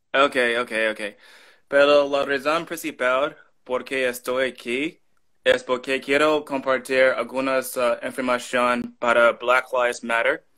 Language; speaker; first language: Spanish; non-native, learner; English